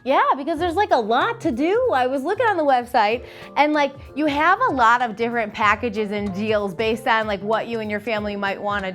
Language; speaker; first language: English; native; English